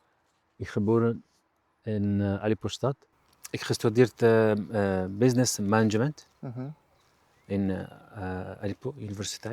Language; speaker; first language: Dutch; non-native, learner; Arabic